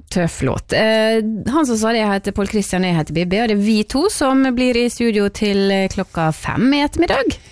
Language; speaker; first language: Norwegian; native; Norwegian